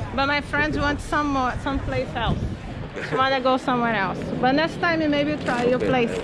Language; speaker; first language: English; non-native, fluent; Portuguese